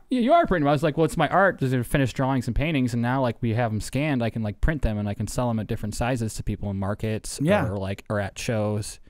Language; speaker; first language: English; native; English